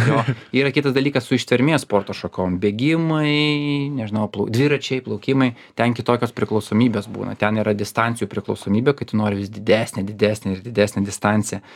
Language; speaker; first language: Lithuanian; non-native, local second language; Russian